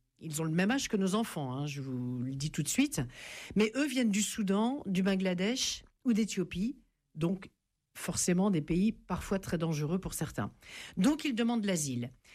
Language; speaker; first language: French; native; French